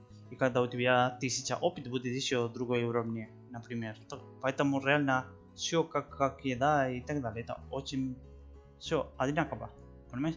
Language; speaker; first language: Russian; non-native, learner; Spanish